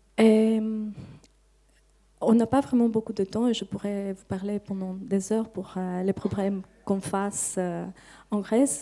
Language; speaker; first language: French; non-native, fluent; Greek